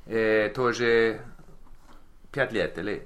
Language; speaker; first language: Russian; non-native, learner; English